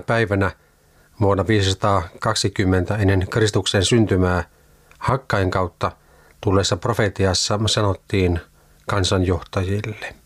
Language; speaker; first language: Finnish; native; Finnish